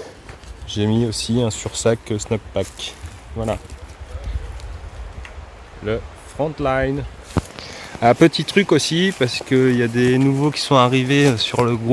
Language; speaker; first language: French; native; French